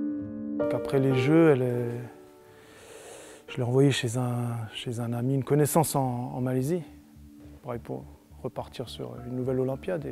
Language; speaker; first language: French; native; French